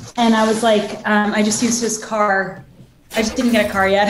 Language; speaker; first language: English; native; English